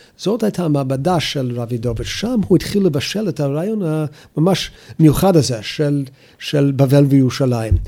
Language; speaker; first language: Hebrew; non-native, fluent; English